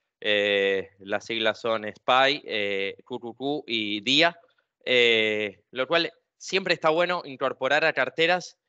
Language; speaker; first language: Spanish; native; Spanish